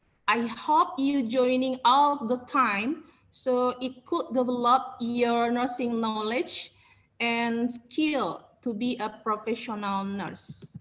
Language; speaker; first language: English; non-native, learner; Indonesian